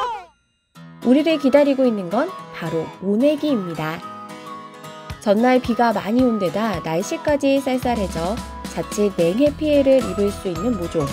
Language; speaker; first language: Korean; native; Korean